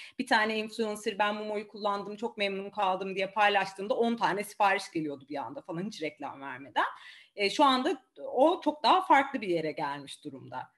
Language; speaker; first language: Turkish; native; Turkish